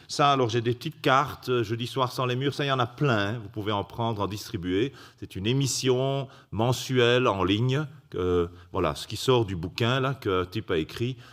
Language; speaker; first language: French; native; French